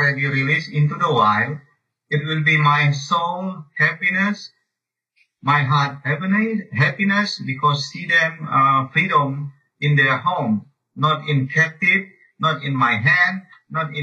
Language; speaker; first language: English; non-native, learner; Indonesian